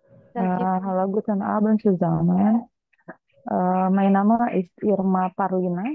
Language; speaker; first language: German; non-native, learner; Indonesian